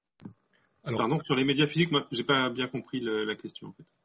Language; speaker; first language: French; native; French